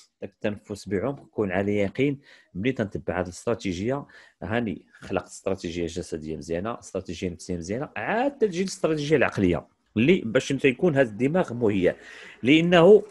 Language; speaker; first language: Arabic; native; Arabic